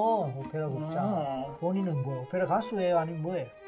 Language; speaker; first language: Korean; native; Korean